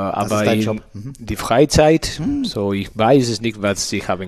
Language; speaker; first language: German; non-native, learner; Spanish